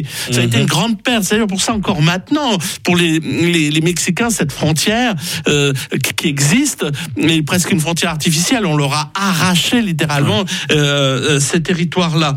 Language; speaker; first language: French; native; French